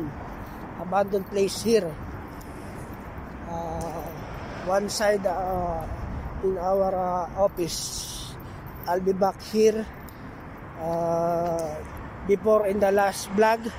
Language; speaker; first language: English; non-native, local second language; Filipino